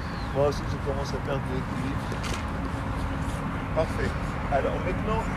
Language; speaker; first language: French; native; French